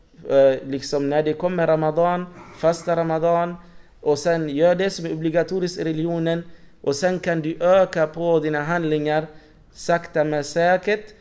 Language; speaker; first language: Swedish; non-native, fluent; Arabic